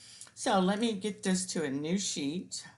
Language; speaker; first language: English; native; English